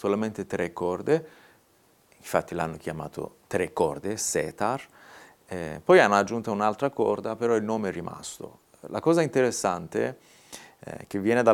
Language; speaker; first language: Italian; non-native, fluent; Persian